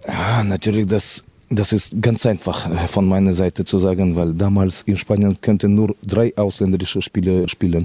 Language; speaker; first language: German; non-native, fluent; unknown